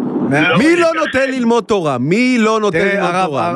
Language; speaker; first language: Hebrew; native; Hebrew